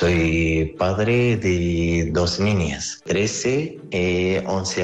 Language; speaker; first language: Spanish; non-native, learner; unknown